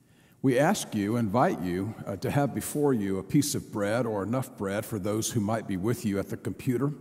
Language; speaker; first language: English; native; English